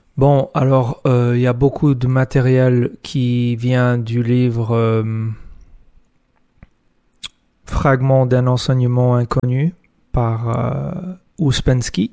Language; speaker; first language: French; non-native, fluent; English